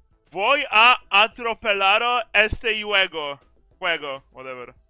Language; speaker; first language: Spanish; non-native, learner; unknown